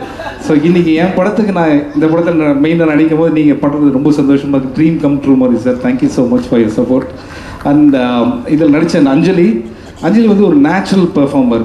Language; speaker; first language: Tamil; native; Tamil